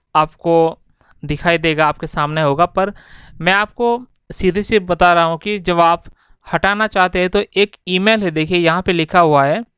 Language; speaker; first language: Hindi; non-native, local second language; Bangla